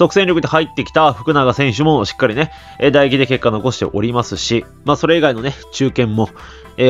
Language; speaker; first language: Japanese; native; Japanese